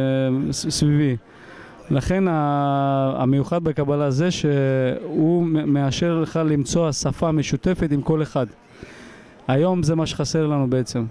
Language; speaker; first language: Hebrew; non-native, fluent; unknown